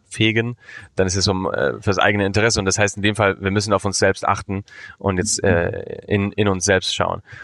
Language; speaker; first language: German; early bilingual, heritage; Spanish